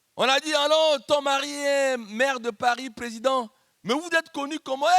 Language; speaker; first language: French; non-native, local second language; Lingala